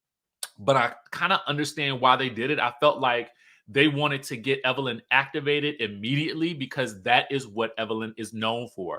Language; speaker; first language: English; native; English